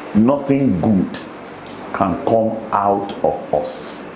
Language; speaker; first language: English; non-native, local second language; Yoruba